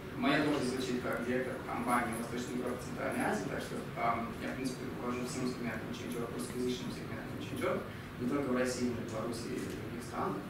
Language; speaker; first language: Russian; native; Russian